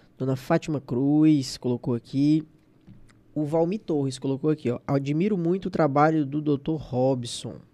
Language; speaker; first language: Portuguese; native; Portuguese